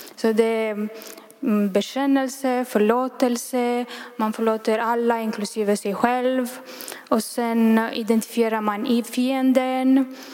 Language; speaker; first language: Swedish; non-native, fluent; Romanian